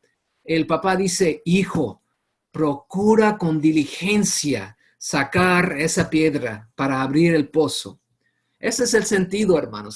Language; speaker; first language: Spanish; non-native, fluent; English